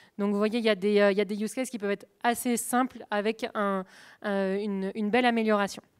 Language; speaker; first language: French; native; French